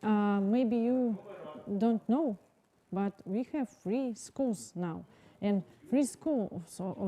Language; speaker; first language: English; non-native, learner; Russian